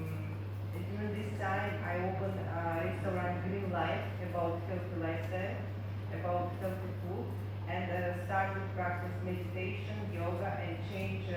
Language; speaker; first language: English; non-native, learner; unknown